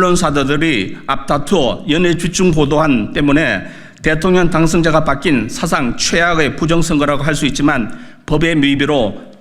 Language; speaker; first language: Korean; native; Korean